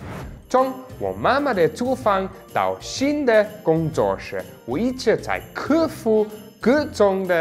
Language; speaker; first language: Chinese; non-native, fluent; German